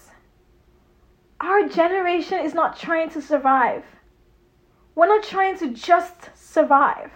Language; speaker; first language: English; non-native, local second language; Yoruba